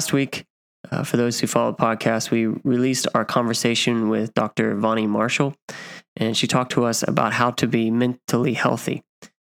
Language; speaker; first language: English; native; English